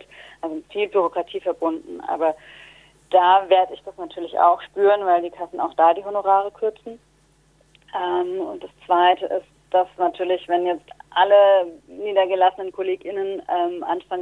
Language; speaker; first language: German; native; German